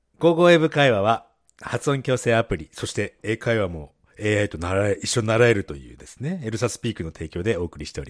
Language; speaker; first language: Japanese; native; Japanese